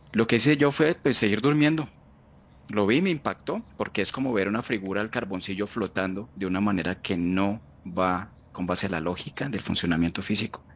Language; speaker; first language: Spanish; native; Spanish